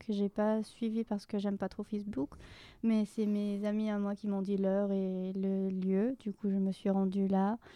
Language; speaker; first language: French; non-native, fluent; Spanish